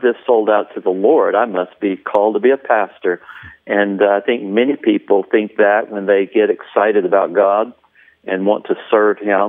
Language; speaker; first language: English; native; English